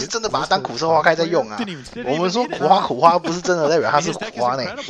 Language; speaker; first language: Chinese; native; Chinese